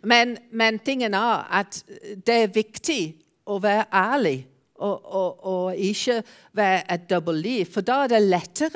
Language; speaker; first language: Norwegian; non-native, fluent; English